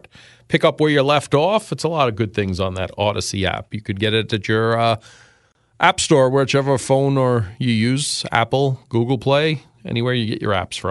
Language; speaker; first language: English; native; English